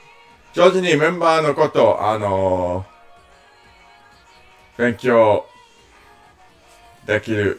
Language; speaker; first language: Japanese; non-native, learner; English